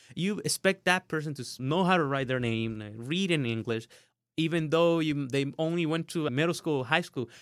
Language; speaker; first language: English; non-native, fluent; Spanish